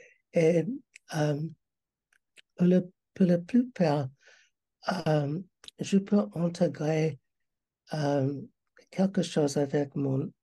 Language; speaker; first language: French; non-native, learner; English